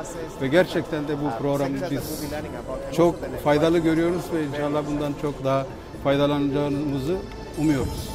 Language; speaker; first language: Turkish; non-native, fluent; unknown